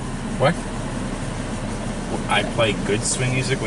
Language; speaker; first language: English; native; English